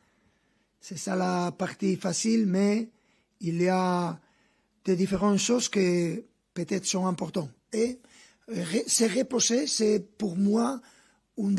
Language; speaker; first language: French; non-native, fluent; Spanish